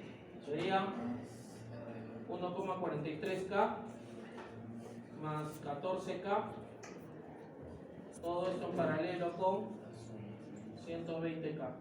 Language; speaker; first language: Spanish; native; Spanish